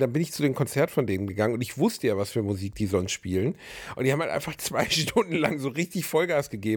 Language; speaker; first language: German; native; German